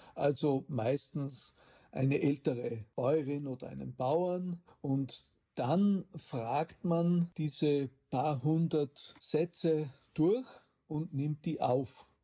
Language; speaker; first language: German; native; German